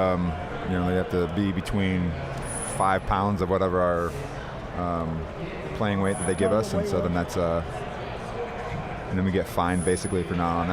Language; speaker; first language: English; native; English